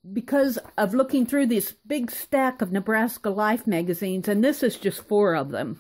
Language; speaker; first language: English; native; English